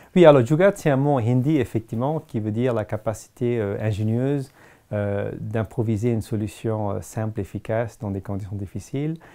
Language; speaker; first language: French; non-native, fluent; Tamil